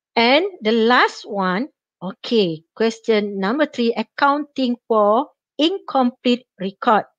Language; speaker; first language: English; non-native, local second language; Malay